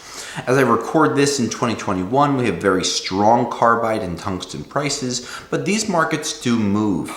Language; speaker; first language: English; native; English